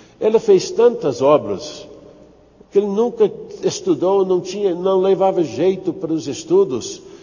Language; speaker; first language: Portuguese; non-native, fluent; English